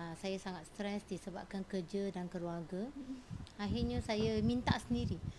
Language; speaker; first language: Malay; non-native, local second language; Cantonese